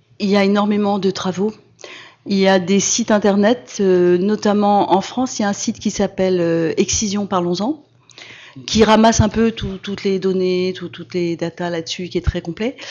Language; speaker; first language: French; native; French